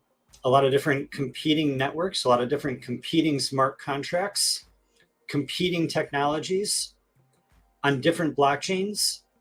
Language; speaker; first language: English; native; English